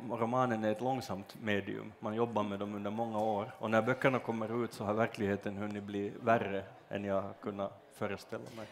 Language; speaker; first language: Swedish; native; Swedish